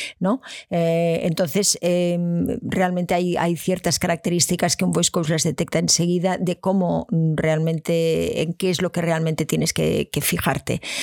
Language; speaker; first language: Spanish; native; Spanish